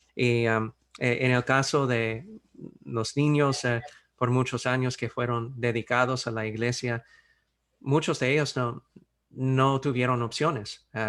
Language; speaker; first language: Spanish; non-native, fluent; English